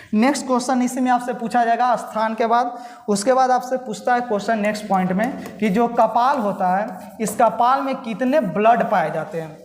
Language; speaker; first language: Hindi; native; Hindi